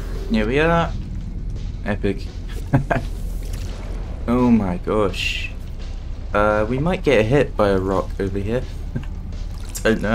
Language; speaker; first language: English; native; English